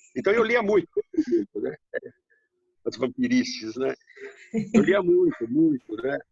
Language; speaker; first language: Portuguese; early bilingual, other home language; Hungarian